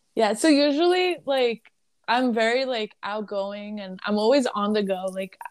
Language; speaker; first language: English; early bilingual, other home language; Arabic